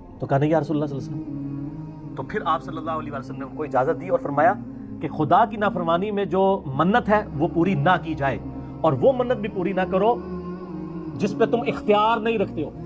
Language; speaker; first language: Urdu; non-native, local second language; Punjabi